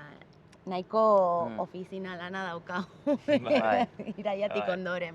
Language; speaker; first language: Basque; non-native, local second language; Spanish